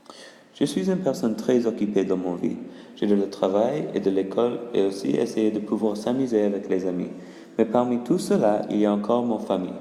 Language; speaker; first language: French; early bilingual, other home language; English